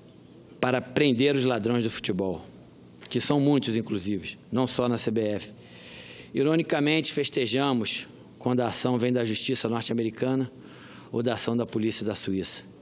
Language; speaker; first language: Portuguese; native; Portuguese